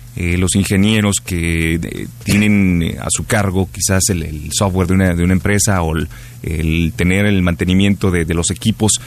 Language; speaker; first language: Spanish; native; Spanish